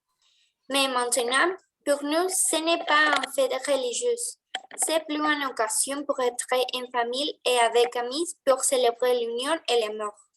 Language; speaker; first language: French; non-native, learner; Spanish